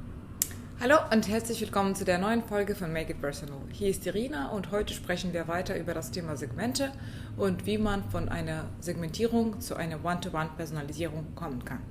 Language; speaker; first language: German; non-native, fluent; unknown